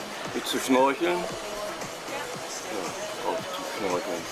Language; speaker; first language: German; native; German